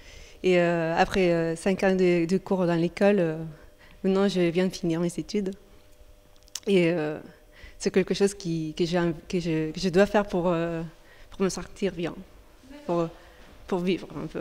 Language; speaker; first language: French; non-native, fluent; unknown